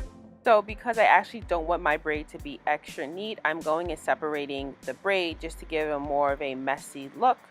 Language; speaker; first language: English; native; English